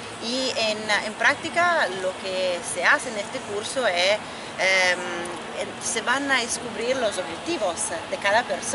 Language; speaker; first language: Spanish; non-native, fluent; Italian